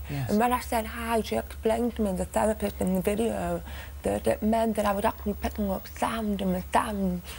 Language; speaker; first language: English; native; English